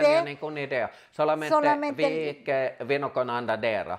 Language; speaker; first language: Spanish; non-native, fluent; Finnish